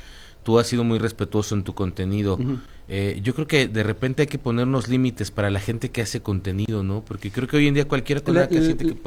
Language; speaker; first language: Spanish; native; Spanish